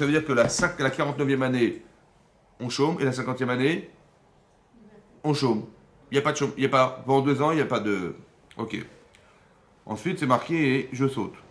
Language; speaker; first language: French; native; French